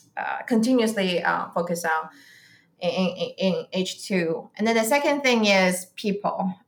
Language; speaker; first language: English; non-native, fluent; Chinese